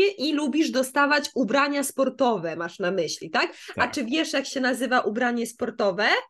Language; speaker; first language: Polish; native; Polish